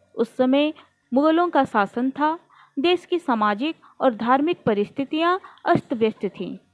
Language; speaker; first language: Hindi; non-native, local second language; Odia